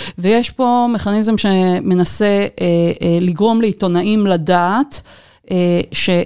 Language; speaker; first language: Hebrew; native; Hebrew